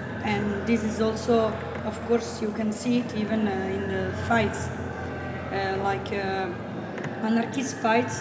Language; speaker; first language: English; non-native, fluent; Italian